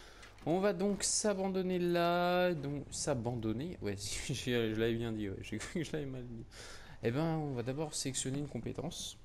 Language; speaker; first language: French; native; French